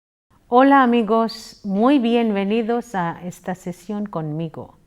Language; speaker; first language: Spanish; non-native, fluent; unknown